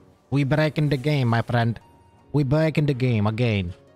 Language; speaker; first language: English; non-native, fluent; Polish